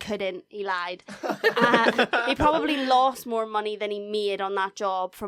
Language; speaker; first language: English; native; English